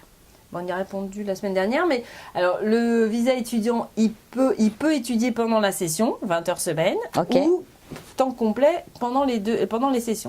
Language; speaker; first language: French; native; French